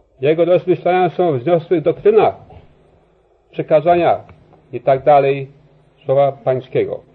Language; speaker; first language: Polish; early bilingual, heritage; Polish